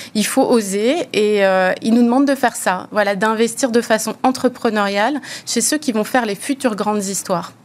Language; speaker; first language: French; native; French